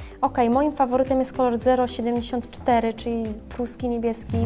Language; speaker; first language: Polish; native; Polish